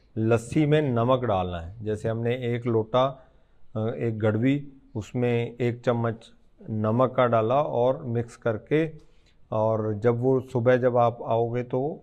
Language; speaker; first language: Hindi; non-native, local second language; Punjabi